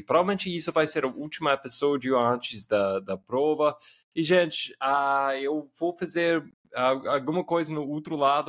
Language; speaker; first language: Portuguese; non-native, fluent; English